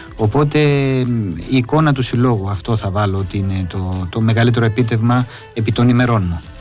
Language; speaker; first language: Greek; native; Greek